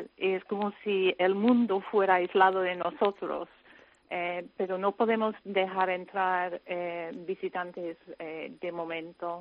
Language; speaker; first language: Spanish; non-native, fluent; English